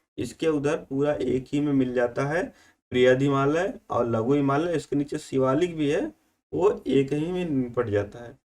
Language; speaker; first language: Hindi; native; Hindi